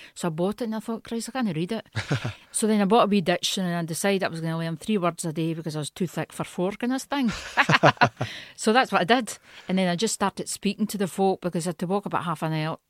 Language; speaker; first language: English; native; English